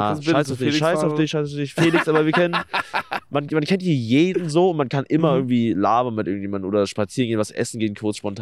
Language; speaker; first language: German; native; German